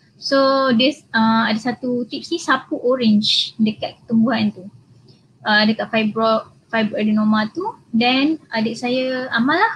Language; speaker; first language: Malay; native; Malay